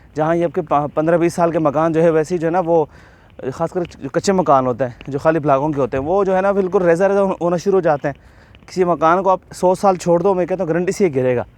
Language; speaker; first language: Urdu; native; Urdu